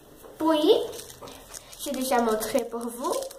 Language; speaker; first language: French; non-native, learner; Portuguese